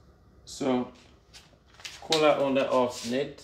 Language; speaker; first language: Swedish; non-native, fluent; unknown